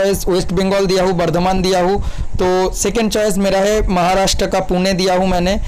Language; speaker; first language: Hindi; non-native, local second language; Bangla